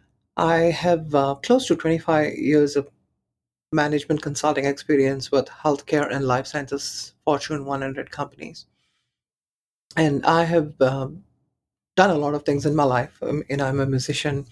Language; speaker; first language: English; non-native, local second language; Tamil